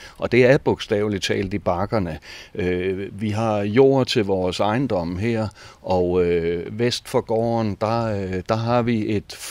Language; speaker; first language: Danish; native; Danish